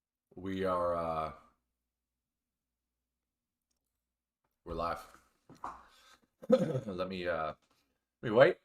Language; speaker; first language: English; native; English